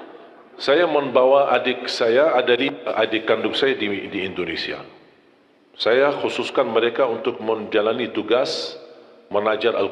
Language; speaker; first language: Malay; non-native, fluent; Arabic